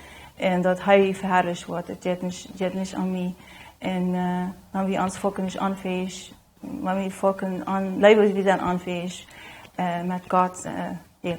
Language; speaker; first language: German; non-native, local second language; Plautdietsch